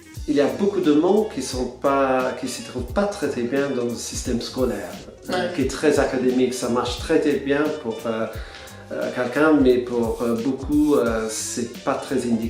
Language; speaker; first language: French; non-native, fluent; English